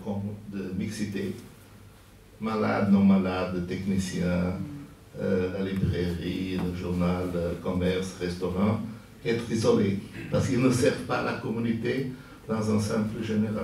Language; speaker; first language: French; non-native, fluent; Portuguese